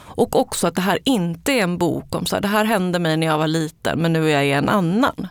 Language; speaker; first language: Swedish; early bilingual, other home language; Spanish